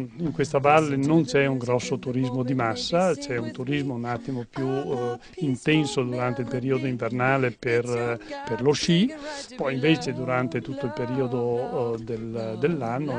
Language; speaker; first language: Italian; native; Italian